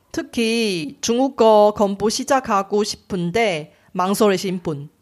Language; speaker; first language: Korean; non-native, fluent; Chinese